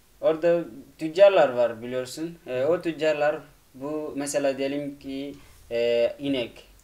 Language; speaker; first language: Turkish; non-native, fluent; Arabic